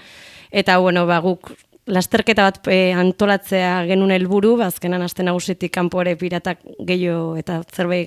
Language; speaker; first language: Basque; native; Basque